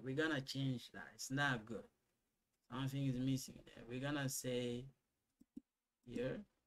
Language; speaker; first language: English; non-native, fluent; Lingala